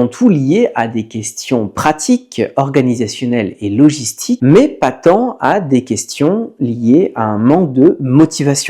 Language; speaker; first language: French; native; French